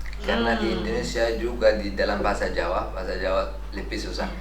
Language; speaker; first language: Indonesian; non-native, learner; Arabic